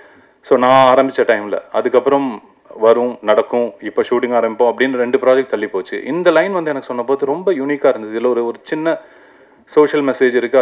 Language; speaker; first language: Tamil; native; Tamil